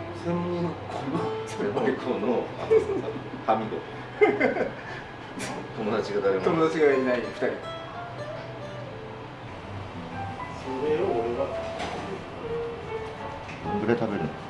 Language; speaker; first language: Japanese; native; Japanese